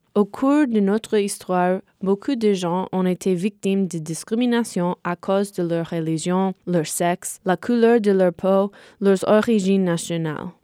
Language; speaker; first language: French; non-native, fluent; English